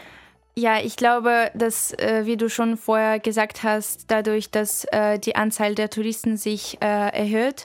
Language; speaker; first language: German; non-native, fluent; Russian